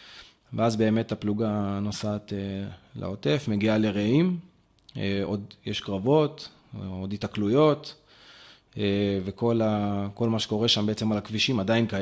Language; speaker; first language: Hebrew; native; Hebrew